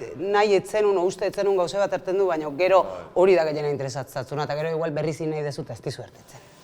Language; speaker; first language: Basque; native; Basque